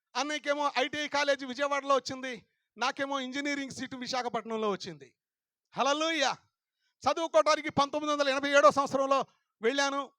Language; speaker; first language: Telugu; non-native, local second language; Lambadi